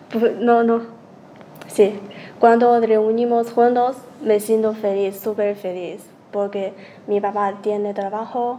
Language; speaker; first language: Spanish; non-native, learner; Chinese